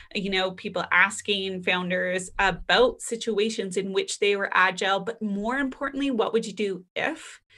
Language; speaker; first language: English; native; English